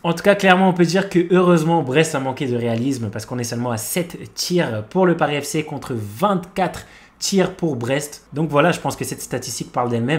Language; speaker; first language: French; native; French